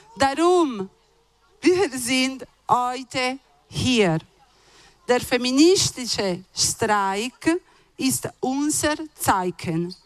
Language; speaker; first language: German; non-native, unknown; Italian